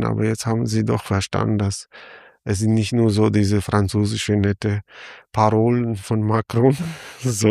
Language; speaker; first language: German; non-native, fluent; Armenian